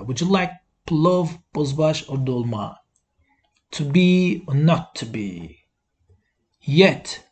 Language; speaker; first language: English; non-native, fluent; Azerbaijani